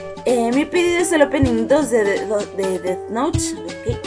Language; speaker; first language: Spanish; native; Spanish